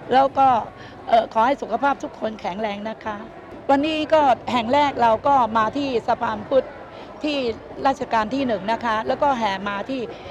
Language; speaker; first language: Thai; native; Thai